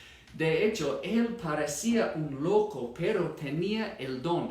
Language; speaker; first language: Spanish; non-native, fluent; English